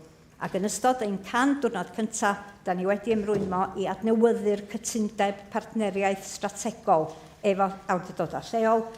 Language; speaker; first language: Welsh; native; Welsh